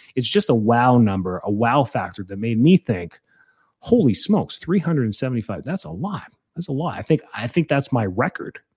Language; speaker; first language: English; native; English